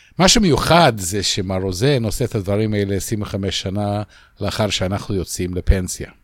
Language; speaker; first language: Hebrew; non-native, fluent; English